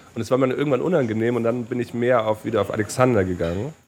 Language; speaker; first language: German; native; German